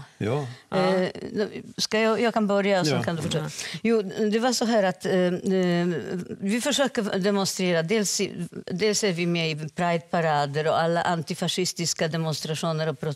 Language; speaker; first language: Swedish; non-native, fluent; Polish